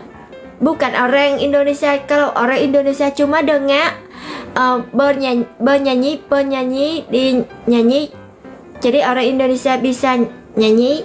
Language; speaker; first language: Indonesian; non-native, learner; Vietnamese